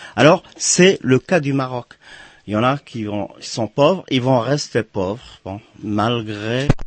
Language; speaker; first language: French; non-native, local second language; Arabic